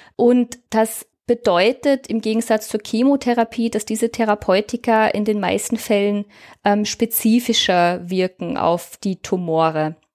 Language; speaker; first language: German; native; German